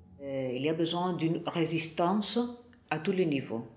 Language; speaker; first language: French; non-native, fluent; Greek